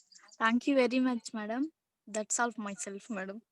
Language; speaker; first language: English; non-native, learner; Telugu